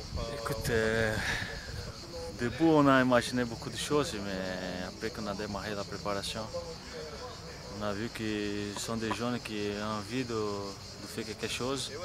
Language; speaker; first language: French; non-native, fluent; Portuguese